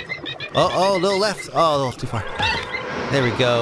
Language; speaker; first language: English; native; English